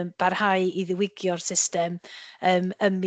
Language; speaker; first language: Welsh; native; Welsh